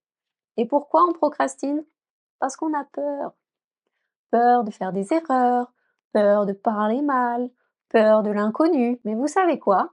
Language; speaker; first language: French; native; French